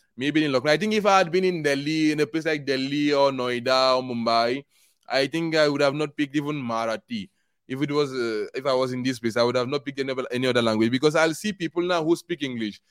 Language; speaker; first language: English; non-native, local second language; Igbo